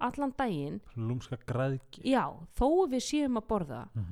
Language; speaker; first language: Icelandic; native; Icelandic